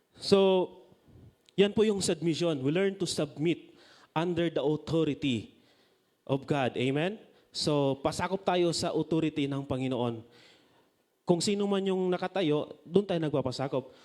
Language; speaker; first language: Filipino; non-native, local second language; Masbatenyo